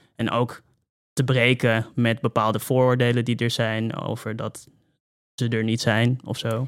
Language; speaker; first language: Dutch; native; Dutch